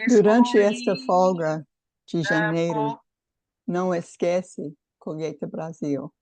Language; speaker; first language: Portuguese; non-native, fluent; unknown